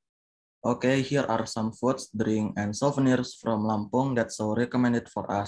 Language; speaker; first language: English; non-native, learner; Indonesian